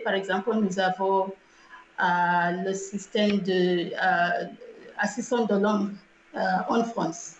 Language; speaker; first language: French; non-native, fluent; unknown